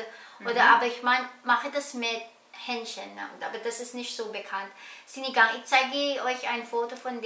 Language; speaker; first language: German; non-native, learner; Filipino